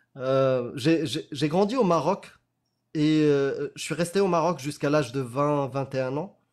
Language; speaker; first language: French; non-native, local second language; Arabic